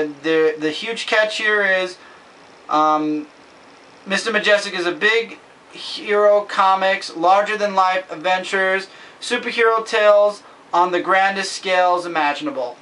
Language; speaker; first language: English; native; English